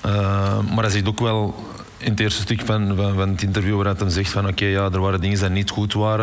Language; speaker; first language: Dutch; native; Dutch